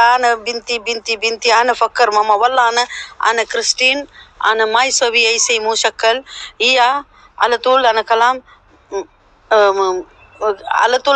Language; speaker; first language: Arabic; non-native, learner; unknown